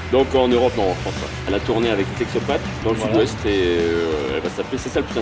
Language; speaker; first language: French; native; French